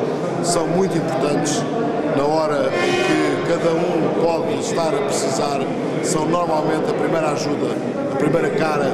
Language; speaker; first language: Portuguese; native; Portuguese